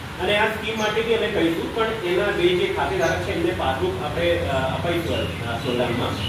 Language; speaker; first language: Gujarati; non-native, local second language; Hindi